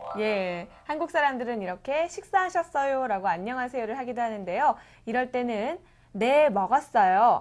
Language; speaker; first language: Korean; native; Korean